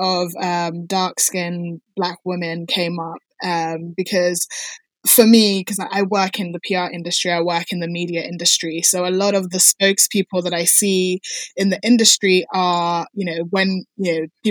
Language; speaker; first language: English; non-native, local second language; Akan